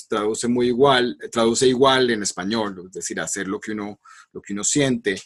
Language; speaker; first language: Spanish; native; Spanish